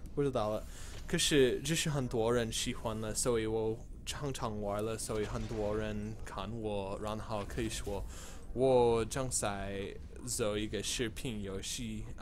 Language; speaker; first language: Chinese; non-native, learner; English